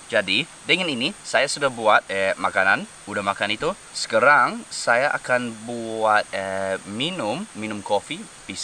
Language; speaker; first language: Indonesian; non-native, learner; English